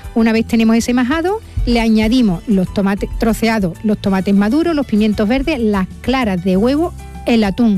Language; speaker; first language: Spanish; native; Spanish